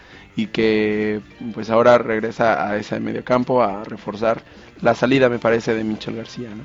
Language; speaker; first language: Spanish; native; Spanish